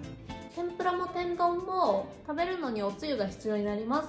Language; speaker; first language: Japanese; native; Japanese